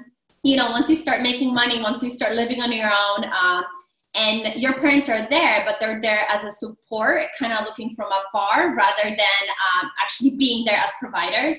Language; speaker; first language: English; non-native, fluent; Polish